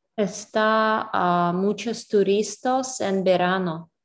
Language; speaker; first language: Spanish; non-native, learner; English